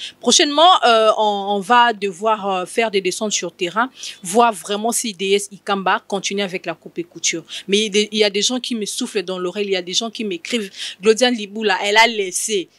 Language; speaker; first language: French; non-native, local second language; Lingala